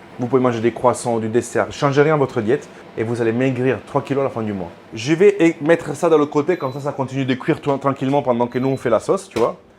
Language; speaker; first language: French; non-native, fluent; Italian